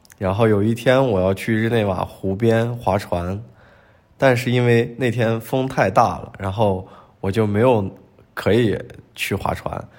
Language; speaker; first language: Chinese; native; Chinese